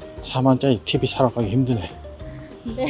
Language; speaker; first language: Korean; native; Korean